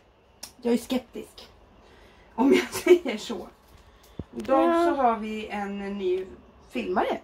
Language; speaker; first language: Swedish; native; Swedish